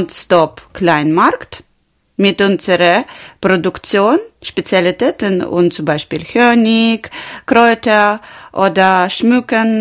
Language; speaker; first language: German; non-native, learner; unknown